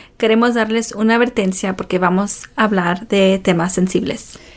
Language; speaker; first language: Spanish; early bilingual, heritage; Spanish